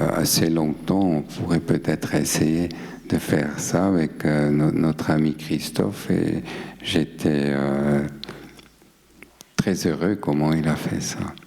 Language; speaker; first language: French; non-native, local second language; German